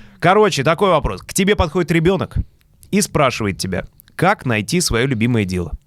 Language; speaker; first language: Russian; native; Russian